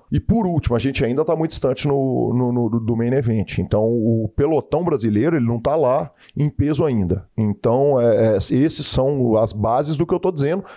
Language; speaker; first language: Portuguese; native; Portuguese